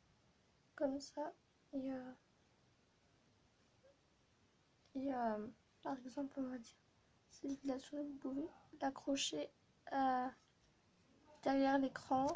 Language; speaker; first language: French; native; French